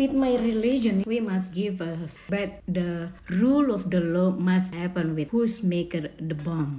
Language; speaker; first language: English; non-native, learner; Indonesian